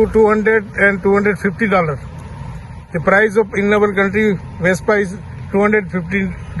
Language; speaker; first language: English; non-native, learner; Urdu